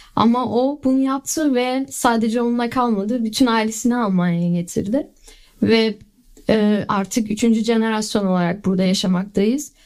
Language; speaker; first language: Turkish; early bilingual, heritage; Turkish